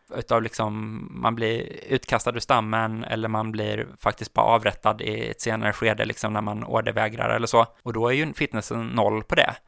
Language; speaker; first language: Swedish; native; Swedish